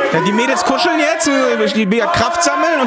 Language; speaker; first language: German; native; German